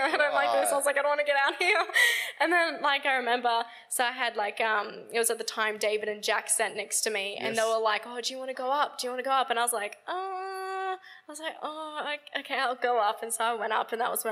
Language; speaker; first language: English; native; English